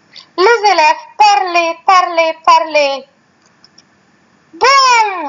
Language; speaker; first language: French; non-native, fluent; Arabic